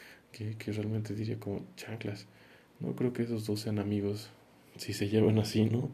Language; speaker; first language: Spanish; native; Spanish